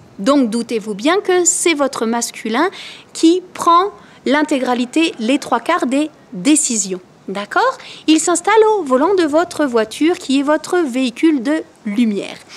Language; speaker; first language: French; native; French